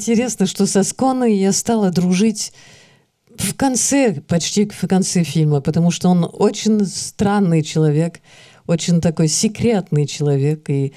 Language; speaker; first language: Russian; early bilingual, heritage; Russian